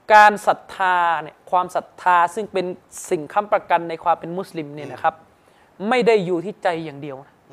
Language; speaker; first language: Thai; non-native, local second language; Malay